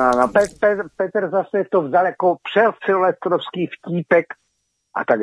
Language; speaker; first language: Czech; native; Czech